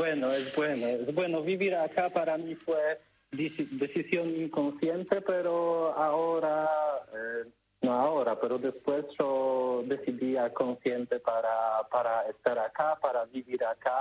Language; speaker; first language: Spanish; non-native, learner; Polish